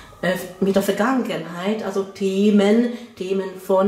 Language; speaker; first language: German; non-native, fluent; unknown